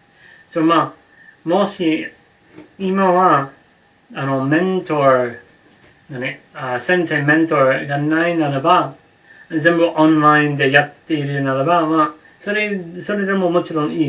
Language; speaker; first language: Japanese; non-native, learner; English